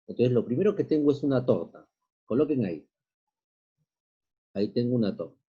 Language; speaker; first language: Spanish; native; Spanish